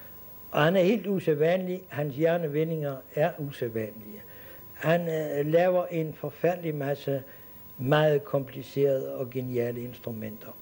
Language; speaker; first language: Danish; native; Danish